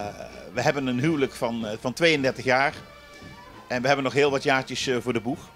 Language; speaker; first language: Dutch; native; Dutch